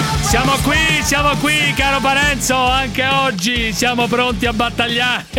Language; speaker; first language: Italian; native; Italian